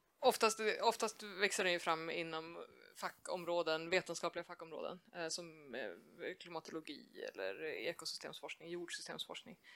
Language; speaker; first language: Swedish; native; Swedish